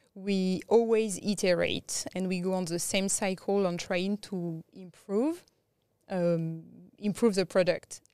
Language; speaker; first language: English; non-native, fluent; French